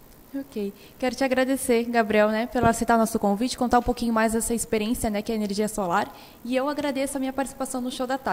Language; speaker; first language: Portuguese; native; Portuguese